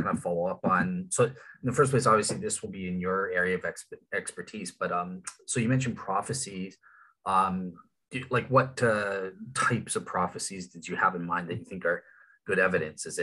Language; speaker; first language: English; native; English